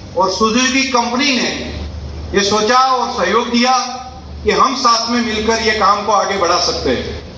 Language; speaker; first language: Hindi; non-native, local second language; Gujarati